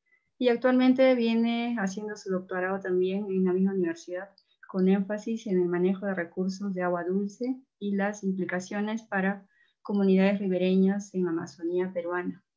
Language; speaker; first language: Spanish; native; Spanish